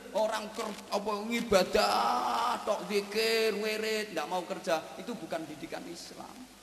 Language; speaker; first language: Malay; non-native, local second language; Javanese